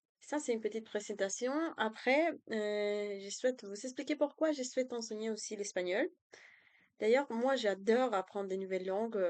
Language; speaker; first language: French; non-native, fluent; Spanish